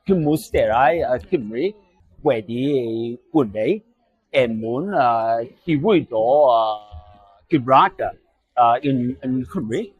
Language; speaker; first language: Welsh; non-native, learner; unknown